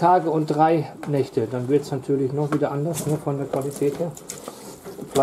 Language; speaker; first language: German; native; German